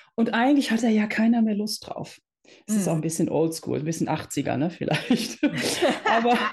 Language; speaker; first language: German; early bilingual, other home language; Dutch